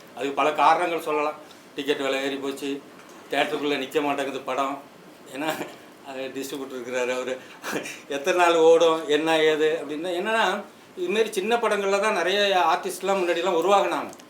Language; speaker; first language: Tamil; native; Tamil